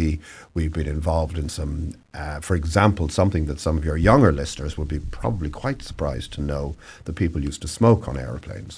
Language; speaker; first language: English; native; English